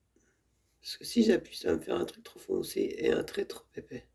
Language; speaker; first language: French; native; French